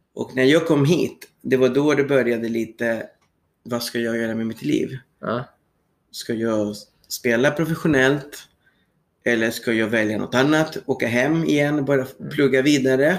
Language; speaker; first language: Swedish; non-native, fluent; Spanish